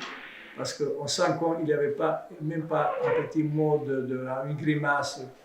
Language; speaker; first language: French; non-native, fluent; Serbian